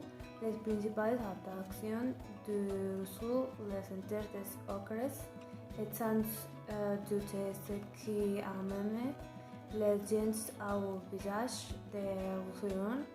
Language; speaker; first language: French; non-native, learner; Spanish